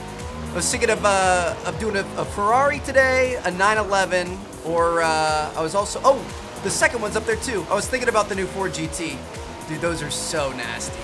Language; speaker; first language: English; native; English